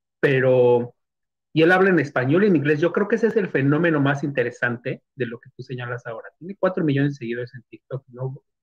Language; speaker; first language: Spanish; native; Spanish